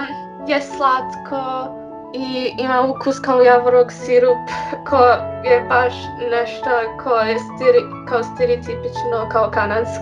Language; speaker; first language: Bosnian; early bilingual, heritage; English